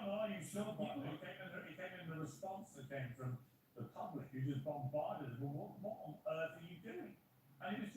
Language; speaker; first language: English; native; English